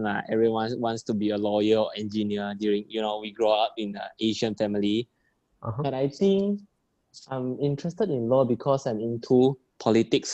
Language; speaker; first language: English; non-native, local second language; Chinese